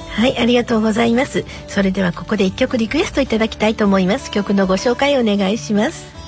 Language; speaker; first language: Japanese; native; Japanese